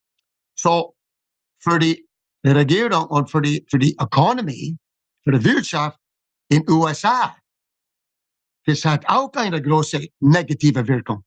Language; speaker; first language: German; non-native, fluent; English